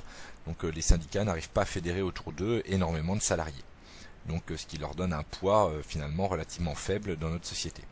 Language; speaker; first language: French; native; French